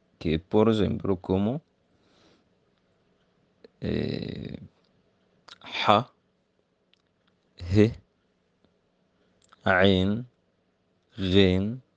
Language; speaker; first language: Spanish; non-native, learner; Arabic